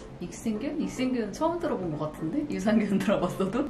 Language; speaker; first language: Korean; native; Korean